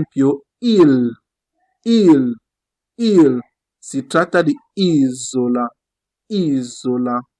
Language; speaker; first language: Italian; non-native, fluent; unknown